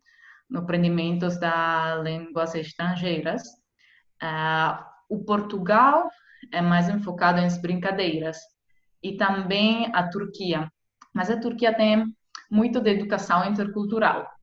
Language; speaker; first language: Portuguese; non-native, fluent; Italian